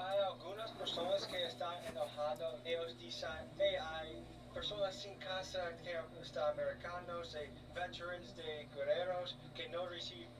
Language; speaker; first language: Spanish; non-native, learner; English